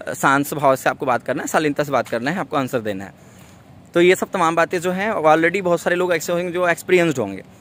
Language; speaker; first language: Hindi; native; Hindi